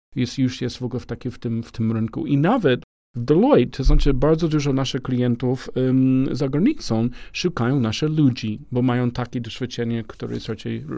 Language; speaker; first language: Polish; non-native, learner; English